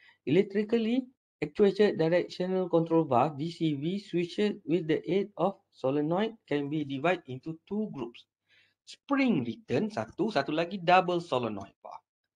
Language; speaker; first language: English; non-native, local second language; Malay